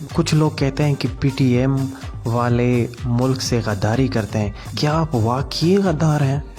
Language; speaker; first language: Urdu; non-native, local second language; Pashto